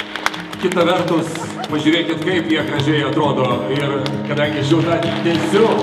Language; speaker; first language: Lithuanian; native; Lithuanian